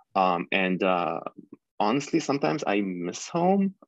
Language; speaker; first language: English; non-native, fluent; Arabic